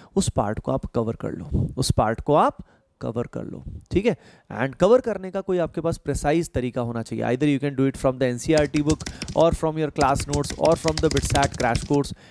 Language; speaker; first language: Hindi; native; Hindi